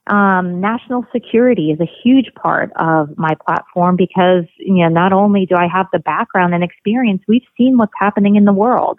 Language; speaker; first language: English; early bilingual, other home language; Russian